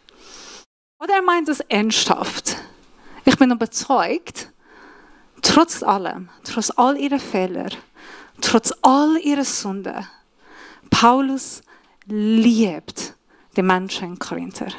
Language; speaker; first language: German; non-native, fluent; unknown